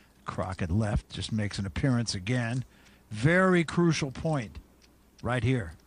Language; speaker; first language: English; native; English